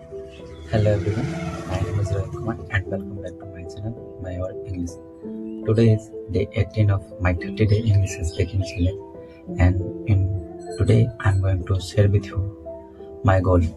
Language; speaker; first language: English; non-native, learner; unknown